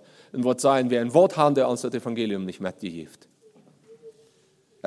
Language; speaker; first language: German; non-native, learner; Plautdietsch